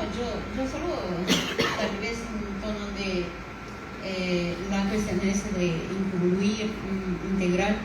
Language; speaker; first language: Spanish; non-native, fluent; Portuguese